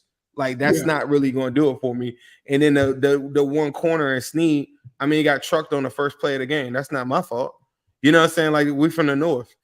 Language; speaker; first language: English; native; English